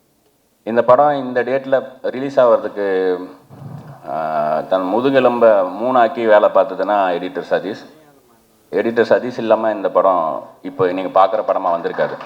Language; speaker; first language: Tamil; native; Tamil